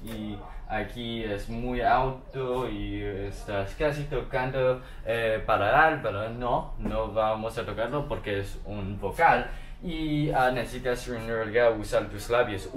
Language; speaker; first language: Spanish; non-native, learner; Chinese